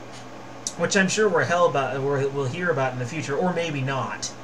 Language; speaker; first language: English; native; English